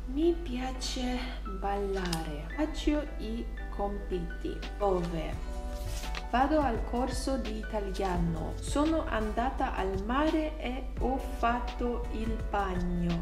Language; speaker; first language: Italian; non-native, learner; Polish